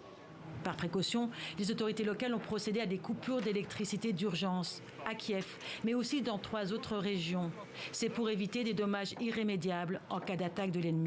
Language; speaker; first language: French; native; French